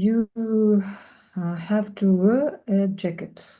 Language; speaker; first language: English; non-native, learner; Russian